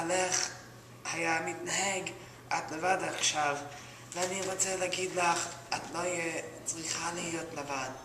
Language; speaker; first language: Hebrew; non-native, learner; English